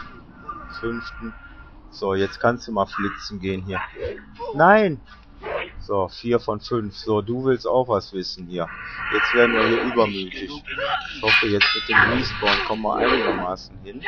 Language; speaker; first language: German; native; German